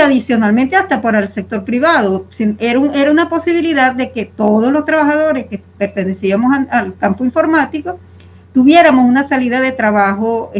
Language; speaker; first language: Spanish; native; Spanish